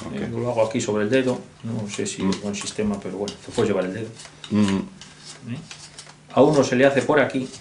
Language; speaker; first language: Spanish; native; Spanish